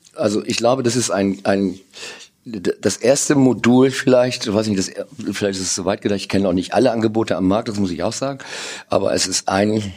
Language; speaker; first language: German; native; German